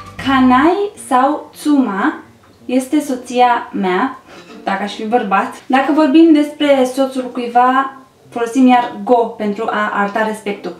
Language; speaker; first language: Romanian; native; Romanian